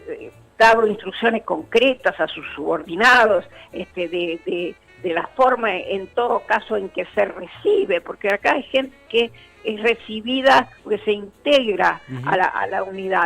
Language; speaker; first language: Spanish; native; Spanish